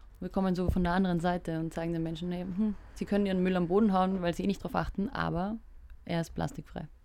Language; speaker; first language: German; native; German